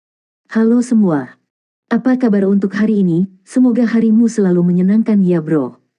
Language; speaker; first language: Indonesian; native; Indonesian